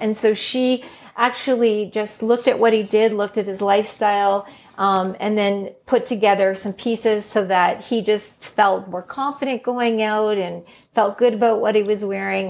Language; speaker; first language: English; native; English